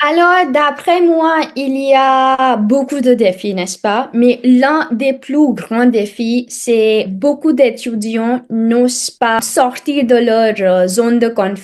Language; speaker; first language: French; non-native, fluent; Hindi